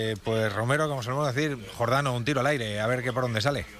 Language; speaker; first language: Spanish; native; Spanish